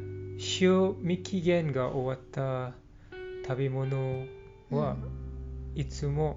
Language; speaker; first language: Japanese; non-native, learner; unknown